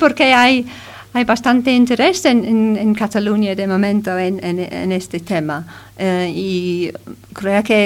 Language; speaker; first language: Spanish; non-native, fluent; English